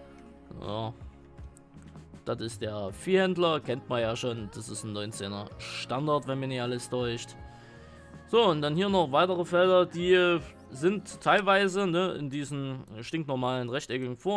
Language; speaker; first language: German; native; German